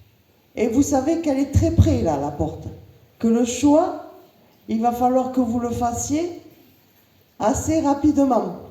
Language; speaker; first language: French; native; French